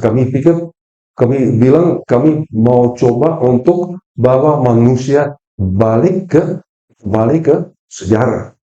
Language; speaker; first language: Indonesian; non-native, fluent; Dutch